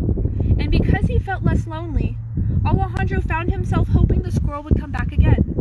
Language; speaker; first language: English; native; English